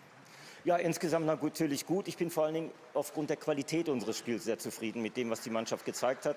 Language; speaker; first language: German; native; German